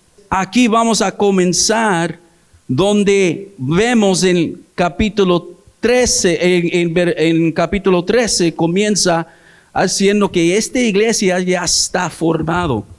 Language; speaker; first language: Spanish; early bilingual, heritage; English